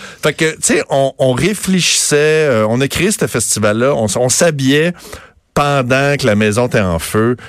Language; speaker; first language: French; native; French